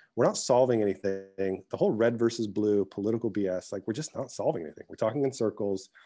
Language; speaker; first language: English; early bilingual, other home language; Arabic